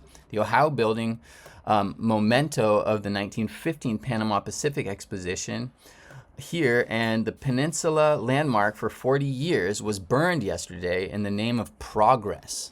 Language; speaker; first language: English; native; English